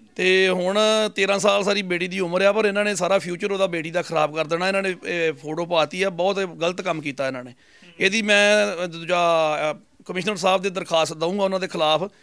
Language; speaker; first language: Punjabi; native; Punjabi